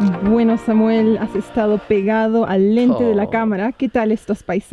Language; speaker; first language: Spanish; native; Spanish